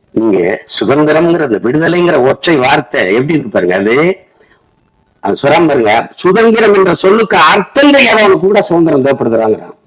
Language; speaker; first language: Tamil; native; Tamil